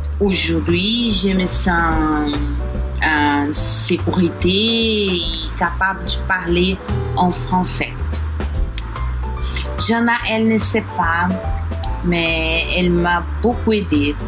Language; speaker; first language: French; non-native, learner; Portuguese